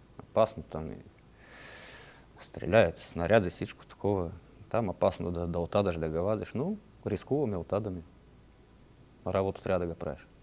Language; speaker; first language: Bulgarian; native; Bulgarian